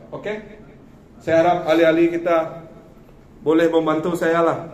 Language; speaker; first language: Malay; non-native, local second language; Iban